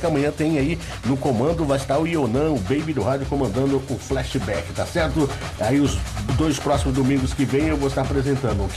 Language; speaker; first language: Portuguese; native; Portuguese